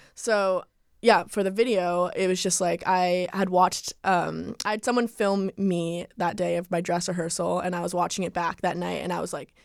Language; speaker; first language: English; native; English